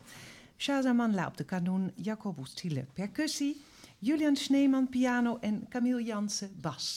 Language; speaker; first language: Dutch; native; Dutch